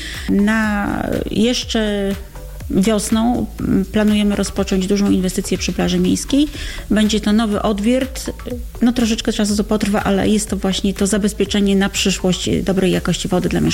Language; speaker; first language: Polish; native; Polish